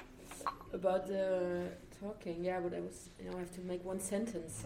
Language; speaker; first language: English; non-native, fluent; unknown